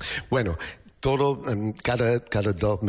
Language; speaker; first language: Spanish; non-native, learner; English